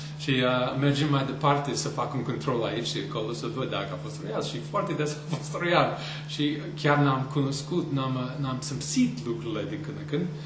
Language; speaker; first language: Romanian; non-native, fluent; English